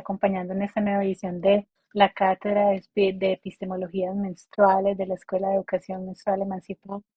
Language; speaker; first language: Spanish; native; Spanish